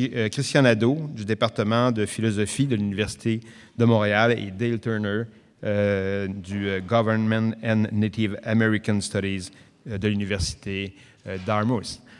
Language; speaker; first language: French; native; French